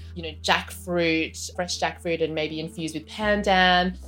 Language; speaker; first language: English; native; English